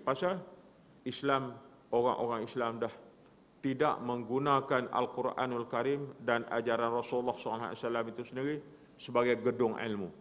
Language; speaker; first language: Malay; native; Malay